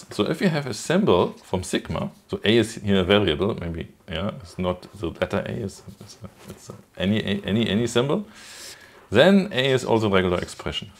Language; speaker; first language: English; non-native, fluent; German